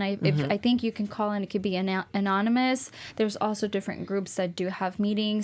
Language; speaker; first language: English; native; English